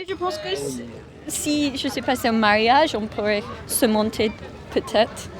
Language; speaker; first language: French; non-native, learner; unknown